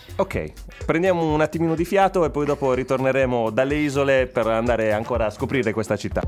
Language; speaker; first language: Italian; native; Italian